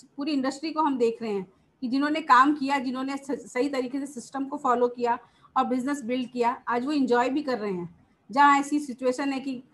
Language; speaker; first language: Hindi; native; Hindi